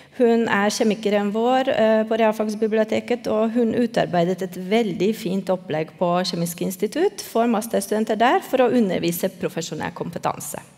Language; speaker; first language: Norwegian; non-native, fluent; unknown